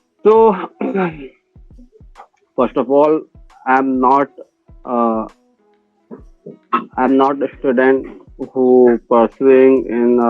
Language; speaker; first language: English; non-native, learner; Hindi